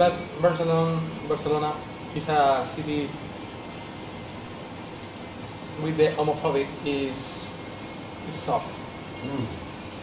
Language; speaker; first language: English; non-native, learner; Spanish